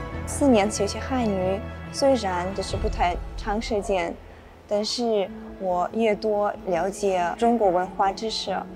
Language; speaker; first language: Chinese; non-native, learner; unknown